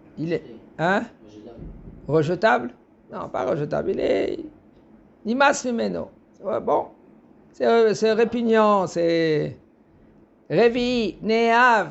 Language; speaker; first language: French; native; French